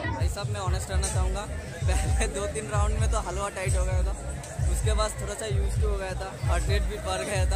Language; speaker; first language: Hindi; non-native, local second language; Bangla